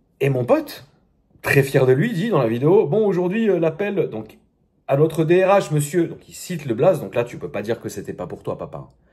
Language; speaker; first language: French; native; French